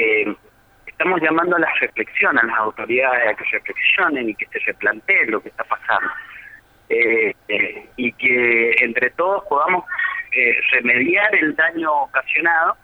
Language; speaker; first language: Spanish; native; Spanish